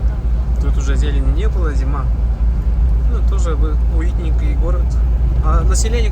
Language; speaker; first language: Russian; native; Russian